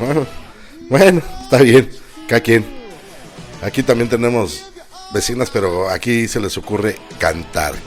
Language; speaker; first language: Spanish; native; Spanish